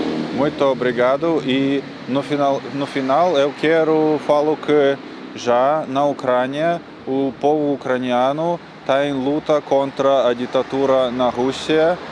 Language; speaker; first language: Portuguese; non-native, learner; Russian